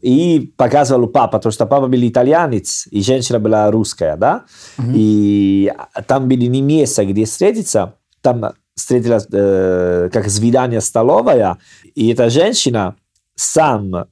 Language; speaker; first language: Russian; non-native, learner; Italian